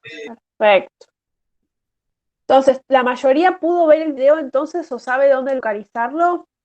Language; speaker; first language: Spanish; native; Spanish